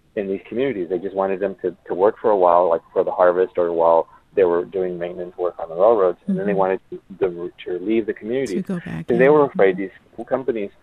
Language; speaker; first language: English; early bilingual, other home language; Spanish